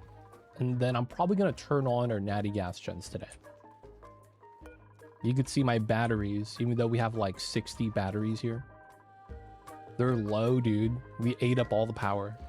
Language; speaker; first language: English; native; English